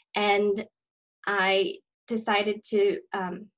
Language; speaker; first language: English; native; English